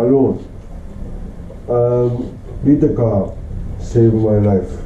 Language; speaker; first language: English; non-native, learner; Japanese